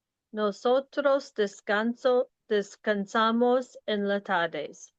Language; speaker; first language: Spanish; non-native, learner; English